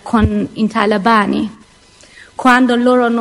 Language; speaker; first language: Italian; non-native, learner; Persian